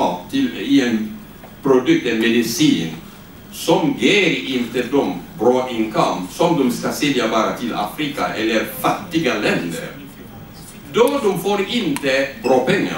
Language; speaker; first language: Swedish; non-native, learner; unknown